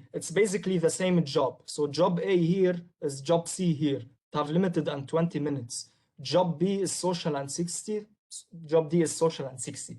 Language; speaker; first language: English; non-native, local second language; Arabic